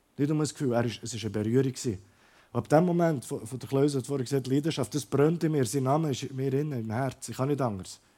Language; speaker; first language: German; early bilingual, other home language; Croatian